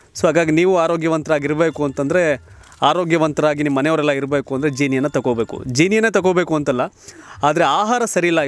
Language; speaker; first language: Kannada; native; Kannada